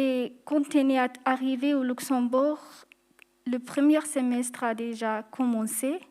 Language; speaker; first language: French; non-native, fluent; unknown